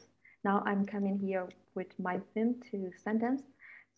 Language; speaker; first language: English; non-native, fluent; Burmese